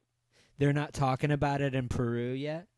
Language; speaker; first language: English; native; English